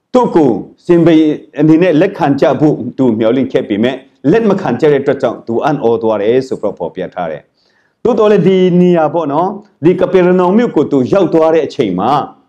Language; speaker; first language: Burmese; non-native, local second language; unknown